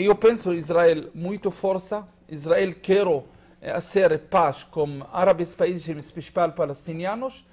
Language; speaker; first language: Spanish; non-native, learner; Hebrew